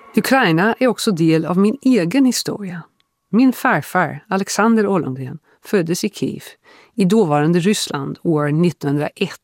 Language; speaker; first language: Swedish; early bilingual, heritage; Swedish